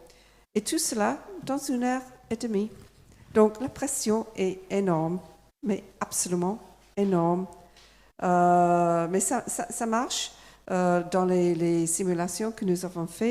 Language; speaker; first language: French; non-native, fluent; English